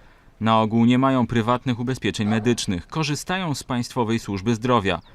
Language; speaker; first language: Polish; native; Polish